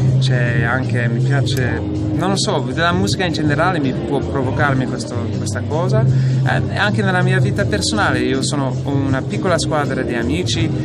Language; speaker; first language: Italian; non-native, fluent; French